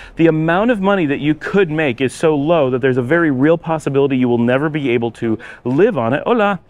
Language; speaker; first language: English; native; English